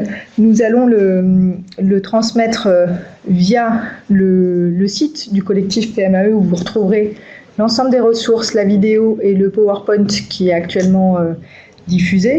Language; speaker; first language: French; native; French